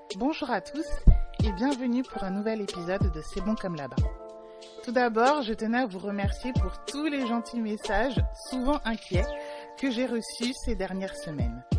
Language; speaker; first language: French; native; French